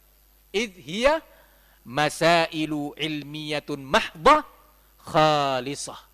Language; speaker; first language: Arabic; non-native, fluent; Indonesian